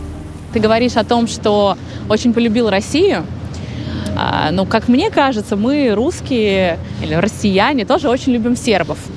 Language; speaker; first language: Russian; native; Russian